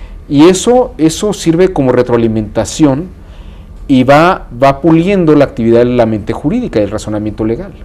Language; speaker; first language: Spanish; native; Spanish